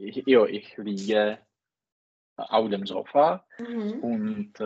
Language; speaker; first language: German; non-native, learner; Czech